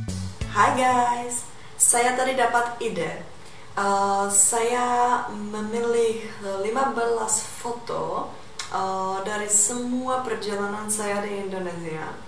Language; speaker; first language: Indonesian; non-native, fluent; Czech